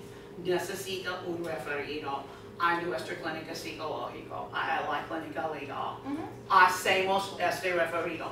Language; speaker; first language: Spanish; non-native, fluent; English